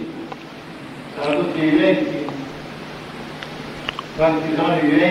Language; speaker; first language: Italian; native; Italian